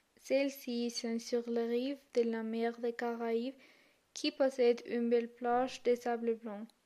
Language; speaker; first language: French; non-native, learner; Spanish